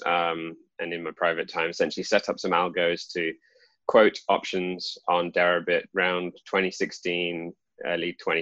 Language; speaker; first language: English; native; English